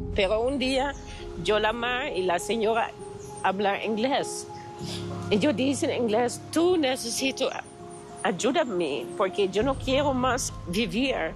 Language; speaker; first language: Spanish; non-native, learner; Dutch